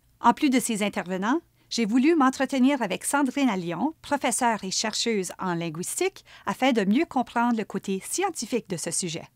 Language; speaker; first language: French; native; French